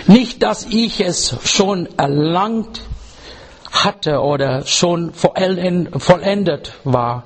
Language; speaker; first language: German; non-native, learner; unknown